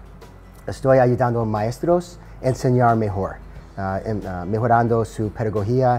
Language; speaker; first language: Spanish; non-native, learner; English